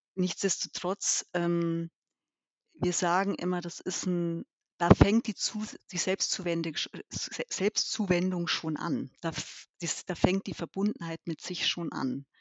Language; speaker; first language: German; early bilingual, other home language; Albanian